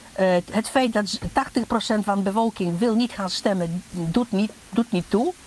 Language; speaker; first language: Dutch; non-native, fluent; Polish